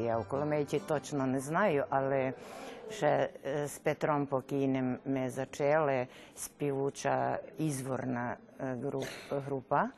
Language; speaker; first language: Ukrainian; early bilingual, heritage; Ukrainian